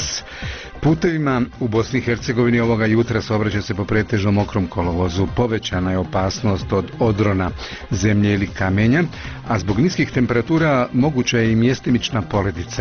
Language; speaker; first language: Croatian; native; Croatian